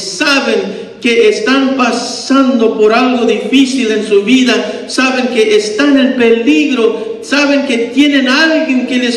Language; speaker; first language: Spanish; early bilingual, heritage; Spanish